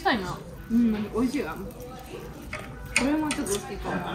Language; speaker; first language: Japanese; non-native, fluent; Swedish